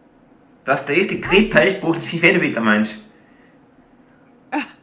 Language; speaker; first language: German; native; German